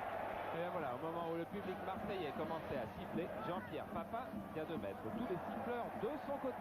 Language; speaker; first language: French; native; French